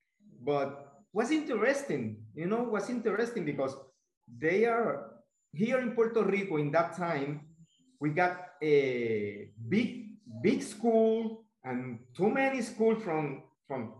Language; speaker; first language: English; non-native, learner; Spanish